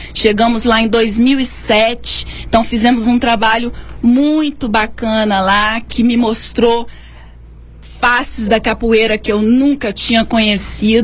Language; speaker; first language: Portuguese; native; Portuguese